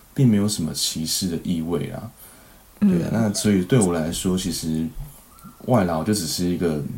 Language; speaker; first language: Chinese; native; Chinese